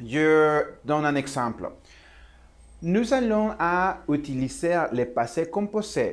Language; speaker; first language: French; non-native, learner; Spanish